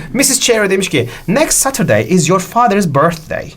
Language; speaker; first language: English; non-native, fluent; Turkish